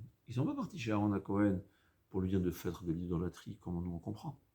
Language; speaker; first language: French; native; French